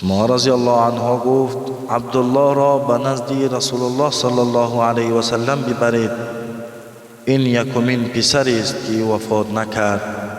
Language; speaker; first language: Persian; native; Persian